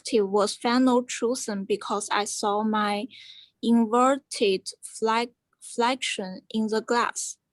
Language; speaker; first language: English; non-native, fluent; Chinese